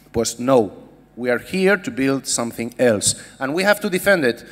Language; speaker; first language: English; non-native, fluent; Spanish